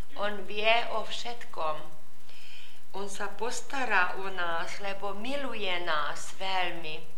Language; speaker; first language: Slovak; early bilingual, heritage; Slovak